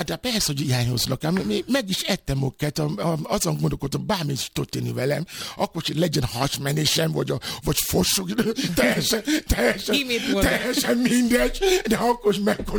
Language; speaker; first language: Hungarian; non-native, fluent; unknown